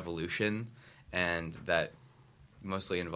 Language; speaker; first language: English; native; English